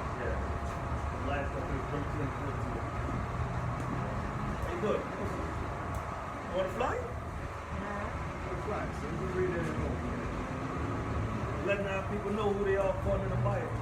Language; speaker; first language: English; native; English